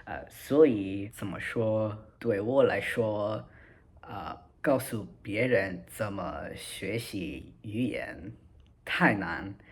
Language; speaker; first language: Chinese; non-native, learner; English